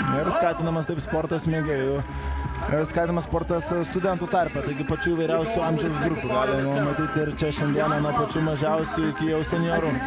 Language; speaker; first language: Lithuanian; native; Lithuanian